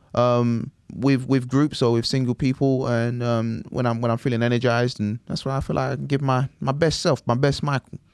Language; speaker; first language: English; native; English